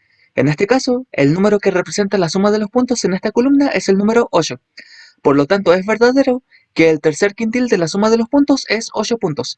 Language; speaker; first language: Spanish; native; Spanish